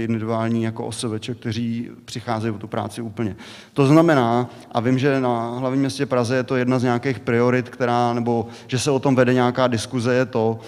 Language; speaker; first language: Czech; native; Czech